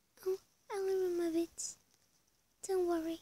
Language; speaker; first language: English; non-native, learner; Spanish